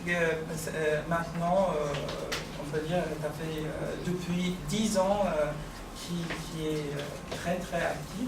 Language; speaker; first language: French; non-native, fluent; Persian